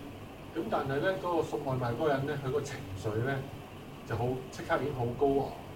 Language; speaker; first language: Cantonese; native; Cantonese